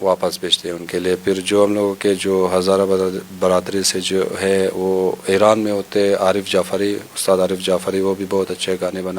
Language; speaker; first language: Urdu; non-native, local second language; Hazaragi